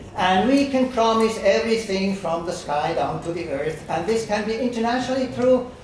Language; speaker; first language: English; non-native, fluent; German